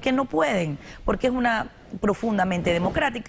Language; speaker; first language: Spanish; native; Spanish